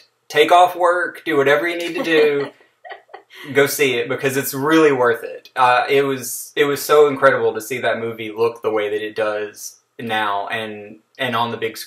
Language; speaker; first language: English; native; English